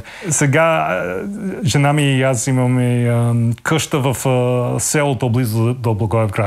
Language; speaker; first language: Bulgarian; non-native, learner; English